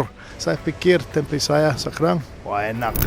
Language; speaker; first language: Indonesian; non-native, learner; English